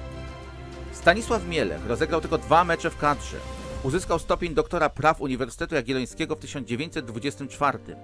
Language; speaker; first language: Polish; native; Polish